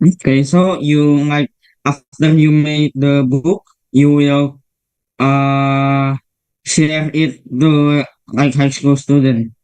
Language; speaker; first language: English; non-native, learner; Indonesian